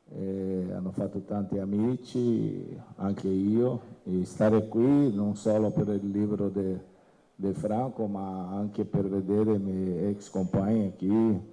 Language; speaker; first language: Italian; non-native, fluent; Portuguese